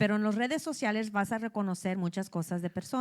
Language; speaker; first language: Spanish; early bilingual, heritage; English